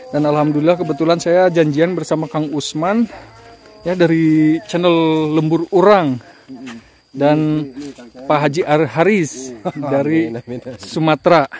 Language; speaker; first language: Indonesian; non-native, local second language; Sundanese